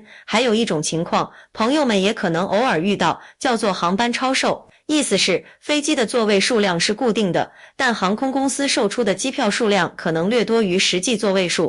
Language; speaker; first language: Chinese; native; Chinese